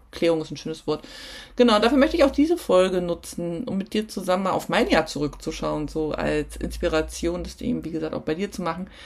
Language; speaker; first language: German; native; German